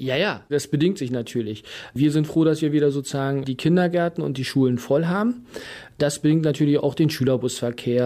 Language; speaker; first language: German; native; German